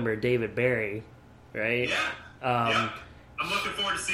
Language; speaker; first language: English; native; English